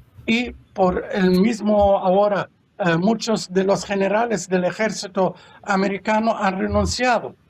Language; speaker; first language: Spanish; non-native, fluent; Arabic